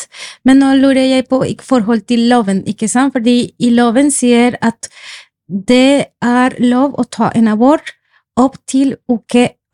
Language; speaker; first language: Norwegian; non-native, fluent; Spanish